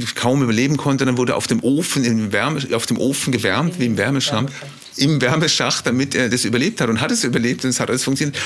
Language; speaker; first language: German; native; German